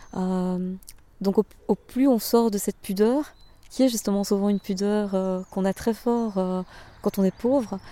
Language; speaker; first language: French; native; French